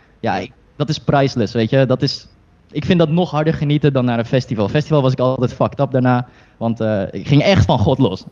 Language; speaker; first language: Dutch; early bilingual, other home language; Chinese